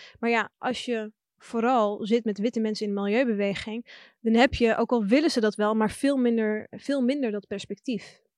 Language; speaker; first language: Dutch; early bilingual, other home language; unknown